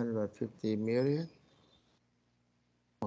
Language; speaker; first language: English; non-native, learner; Vietnamese